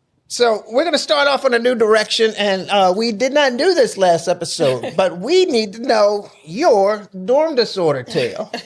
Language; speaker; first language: English; native; English